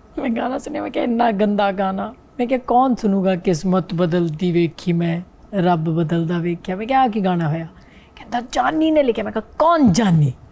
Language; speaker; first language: Punjabi; non-native, local second language; Hindi